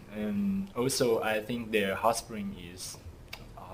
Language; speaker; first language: English; non-native, learner; Chinese